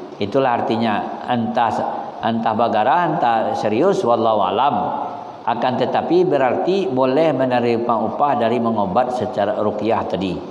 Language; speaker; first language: Malay; non-native, local second language; Minangkabau